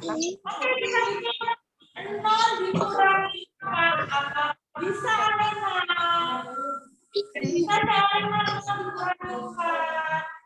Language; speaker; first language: Indonesian; native; Indonesian